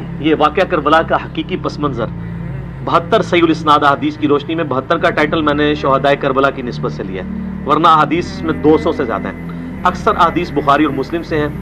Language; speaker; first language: Urdu; non-native, local second language; Punjabi